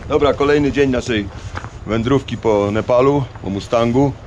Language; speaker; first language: Polish; native; Polish